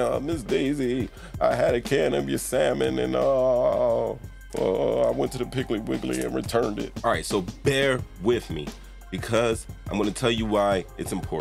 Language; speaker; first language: English; native; English